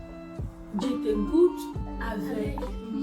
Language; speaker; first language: French; non-native, learner; Igbo